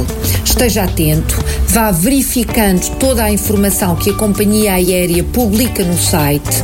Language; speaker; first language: Portuguese; native; Portuguese